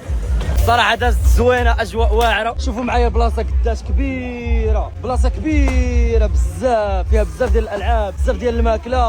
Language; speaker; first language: Arabic; native; Arabic